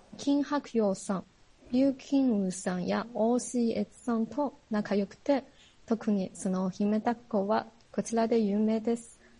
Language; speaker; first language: Japanese; non-native, fluent; Chinese